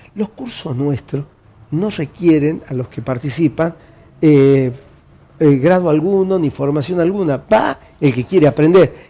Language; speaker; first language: Spanish; native; Spanish